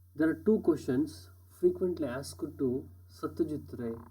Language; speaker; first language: English; non-native, local second language; Kannada